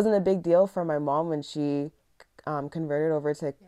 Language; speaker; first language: English; early bilingual, other home language; Yoruba